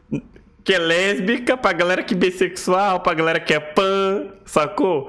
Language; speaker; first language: Portuguese; native; Portuguese